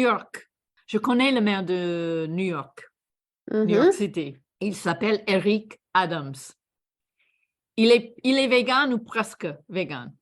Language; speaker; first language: French; non-native, fluent; English